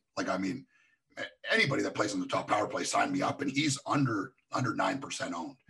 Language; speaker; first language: English; native; English